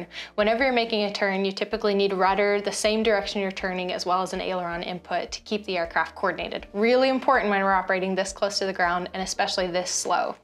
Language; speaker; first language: English; native; English